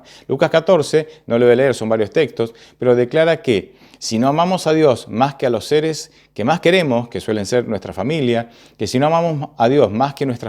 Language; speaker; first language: Spanish; native; Spanish